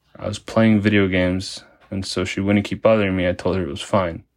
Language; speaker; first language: English; early bilingual, other home language; Spanish